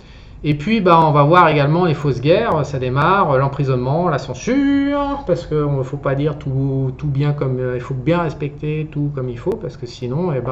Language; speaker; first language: French; native; French